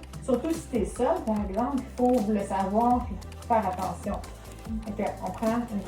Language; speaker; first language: French; native; French